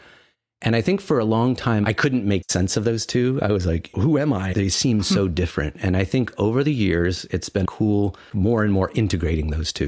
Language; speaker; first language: English; native; English